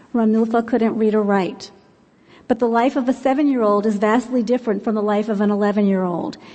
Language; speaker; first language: English; native; English